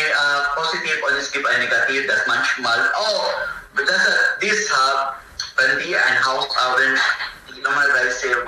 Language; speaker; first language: German; non-native, learner; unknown